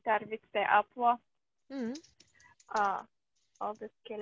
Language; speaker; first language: Finnish; non-native, learner; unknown